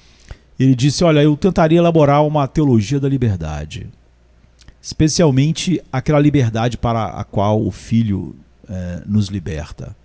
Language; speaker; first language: Portuguese; native; Portuguese